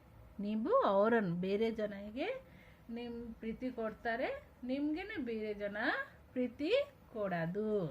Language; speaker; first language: Kannada; non-native, local second language; Hindi